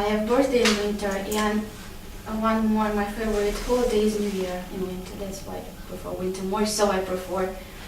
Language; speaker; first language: English; non-native, learner; Russian